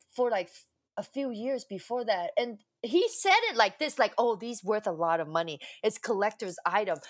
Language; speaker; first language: English; non-native, local second language; Cantonese